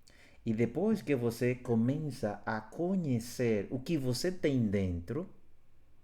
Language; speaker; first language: Portuguese; non-native, fluent; Spanish